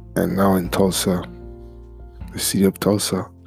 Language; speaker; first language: English; non-native, fluent; French